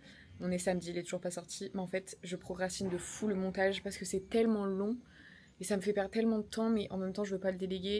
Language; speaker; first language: French; native; French